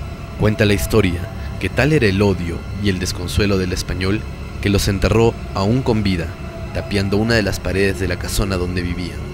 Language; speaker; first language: Spanish; native; Spanish